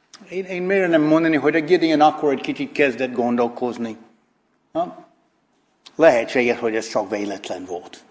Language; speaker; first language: Hungarian; non-native, fluent; English